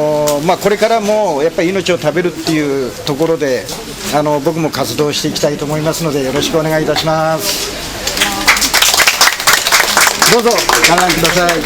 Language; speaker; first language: Japanese; native; Japanese